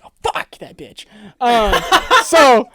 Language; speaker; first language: English; native; English